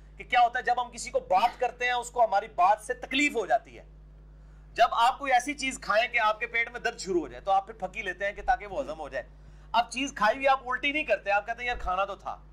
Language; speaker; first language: Urdu; non-native, local second language; Punjabi